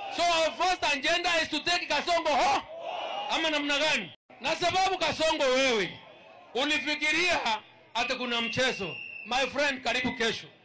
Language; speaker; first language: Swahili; non-native, local second language; Meru